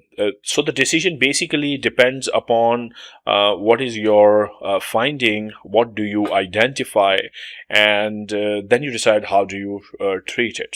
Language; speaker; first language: English; non-native, local second language; Urdu